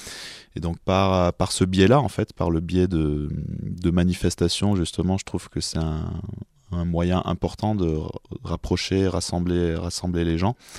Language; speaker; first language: French; native; French